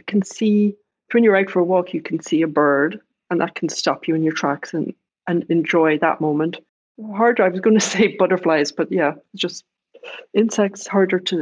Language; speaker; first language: English; native; English